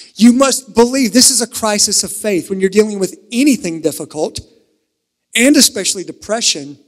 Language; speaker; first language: English; native; English